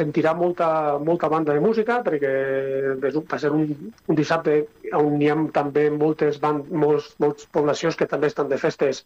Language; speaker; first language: Catalan; native; Catalan